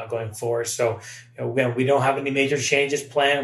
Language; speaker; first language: English; native; English